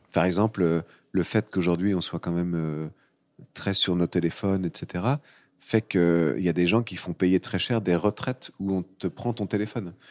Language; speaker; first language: French; native; French